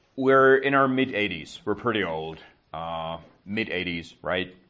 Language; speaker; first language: English; non-native, fluent; Czech